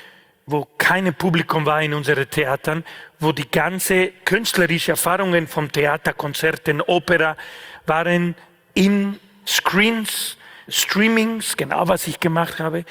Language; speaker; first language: German; non-native, fluent; Spanish